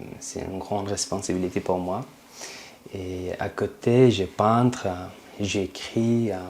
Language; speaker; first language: French; non-native, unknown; Persian